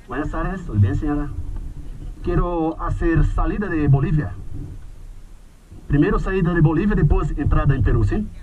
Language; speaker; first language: Spanish; non-native, learner; Portuguese